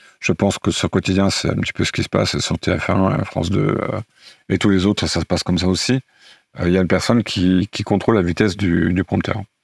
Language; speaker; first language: French; non-native, fluent; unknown